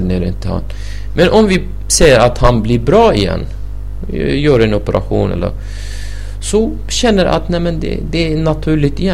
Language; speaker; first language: Swedish; non-native, fluent; Arabic